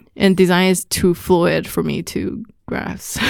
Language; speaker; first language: English; non-native, fluent; Chinese